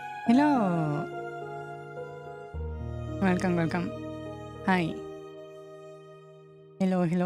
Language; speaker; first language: English; non-native, fluent; Spanish